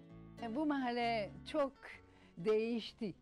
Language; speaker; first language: Turkish; non-native, learner; French